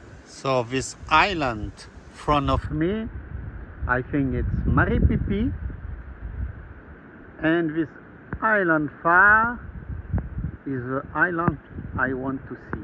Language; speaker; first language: English; non-native, learner; French